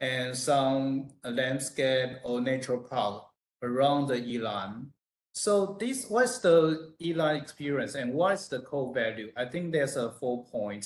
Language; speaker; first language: English; non-native, fluent; Chinese